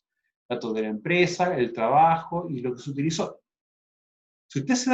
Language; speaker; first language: Spanish; native; Spanish